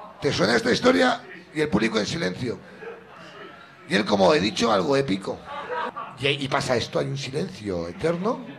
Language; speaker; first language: Spanish; native; Spanish